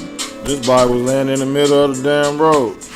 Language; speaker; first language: English; native; English